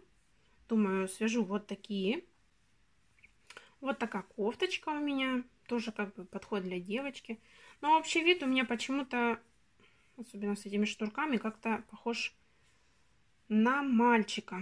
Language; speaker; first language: Russian; native; Russian